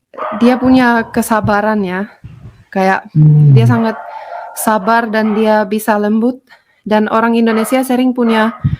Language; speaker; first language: Indonesian; non-native, fluent; Finnish